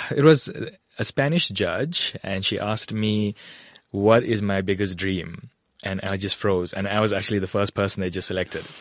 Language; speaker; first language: English; native; English